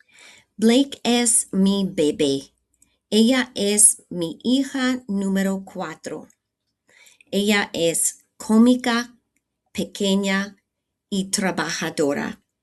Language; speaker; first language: Spanish; non-native, fluent; English